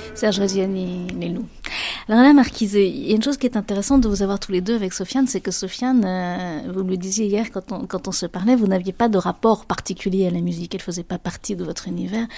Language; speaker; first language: French; native; French